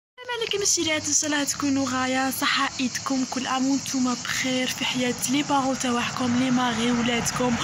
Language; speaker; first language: Arabic; early bilingual, heritage; Arabic